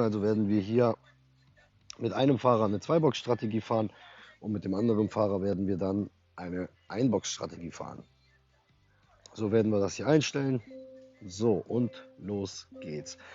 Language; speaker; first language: German; native; German